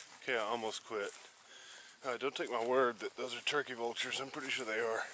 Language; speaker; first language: English; native; English